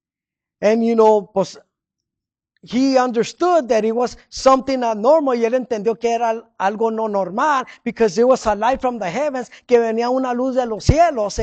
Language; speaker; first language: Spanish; early bilingual, heritage; Spanish